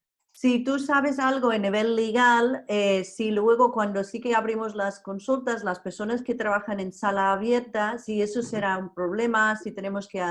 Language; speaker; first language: Spanish; non-native, fluent; English